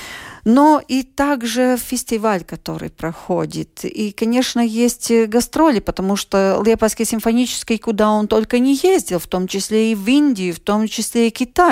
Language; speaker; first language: Russian; native; Russian